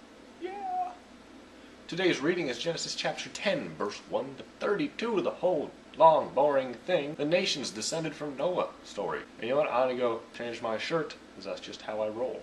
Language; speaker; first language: English; native; English